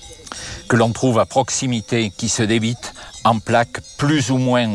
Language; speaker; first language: French; native; French